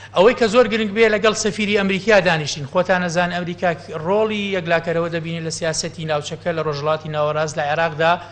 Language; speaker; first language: Central Kurdish; native; Central Kurdish